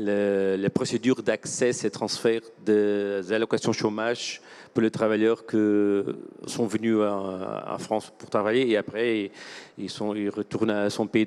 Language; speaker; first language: French; non-native, fluent; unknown